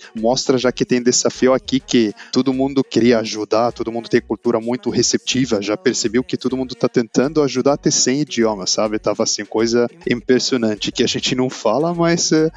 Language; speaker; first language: Portuguese; non-native, learner; Arabic